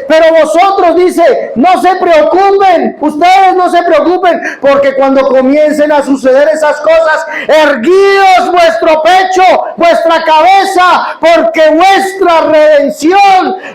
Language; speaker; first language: Spanish; native; Spanish